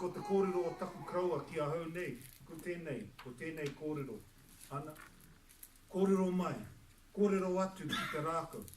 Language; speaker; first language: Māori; non-native, fluent; English